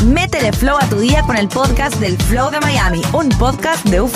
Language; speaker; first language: Spanish; native; Spanish